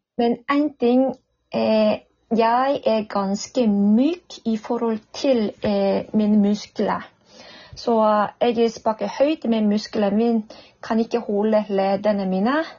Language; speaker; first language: Norwegian; non-native, fluent; Korean